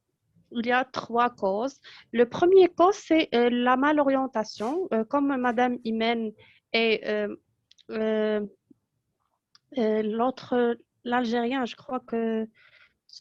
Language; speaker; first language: French; non-native, local second language; Arabic